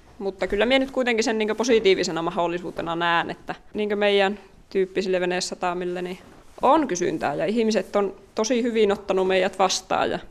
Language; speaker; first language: Finnish; native; Finnish